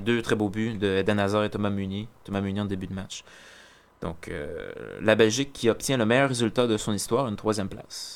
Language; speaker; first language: French; native; French